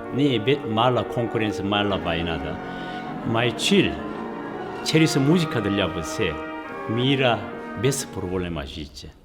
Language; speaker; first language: Russian; non-native, learner; Korean